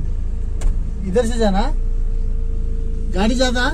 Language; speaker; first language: Hindi; non-native, local second language; Telugu